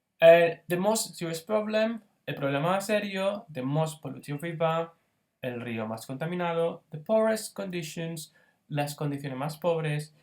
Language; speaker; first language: Spanish; non-native, fluent; English